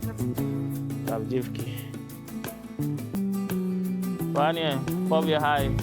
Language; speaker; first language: Polish; non-native, learner; English